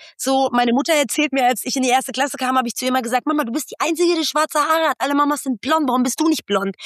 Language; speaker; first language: German; early bilingual, other home language; Persian